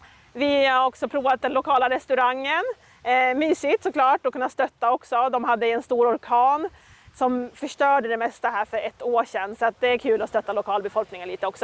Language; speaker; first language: Swedish; native; Swedish